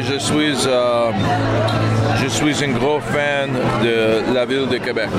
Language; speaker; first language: French; non-native, learner; English